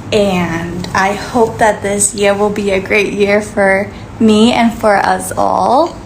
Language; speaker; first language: English; early bilingual, other home language; Thai